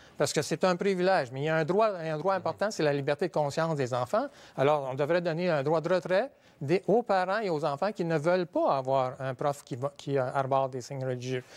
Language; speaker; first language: French; native; French